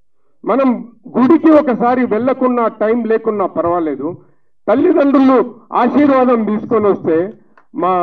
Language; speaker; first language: Telugu; native; Telugu